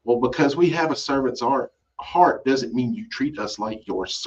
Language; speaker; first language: English; native; English